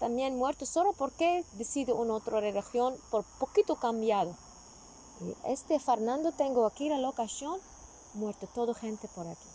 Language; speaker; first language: Spanish; non-native, learner; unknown